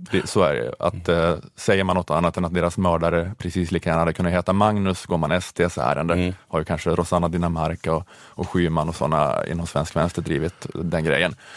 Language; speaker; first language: Swedish; native; Swedish